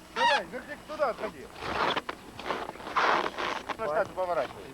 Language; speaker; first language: Russian; native; Russian